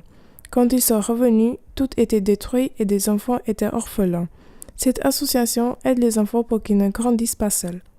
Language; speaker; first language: French; non-native, learner; Albanian